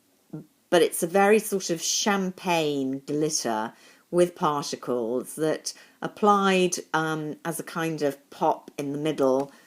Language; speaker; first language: English; native; English